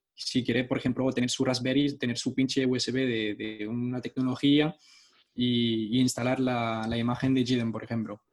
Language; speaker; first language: Spanish; early bilingual, heritage; Spanish